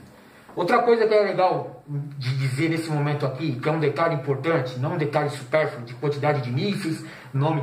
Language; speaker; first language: Portuguese; native; Portuguese